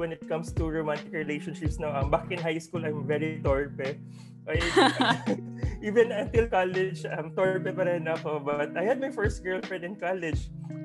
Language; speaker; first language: English; non-native, local second language; Hiligaynon